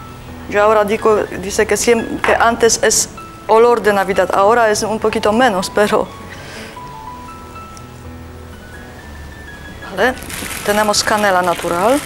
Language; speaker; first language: Spanish; non-native, learner; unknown